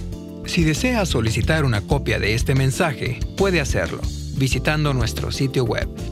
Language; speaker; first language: Spanish; native; Spanish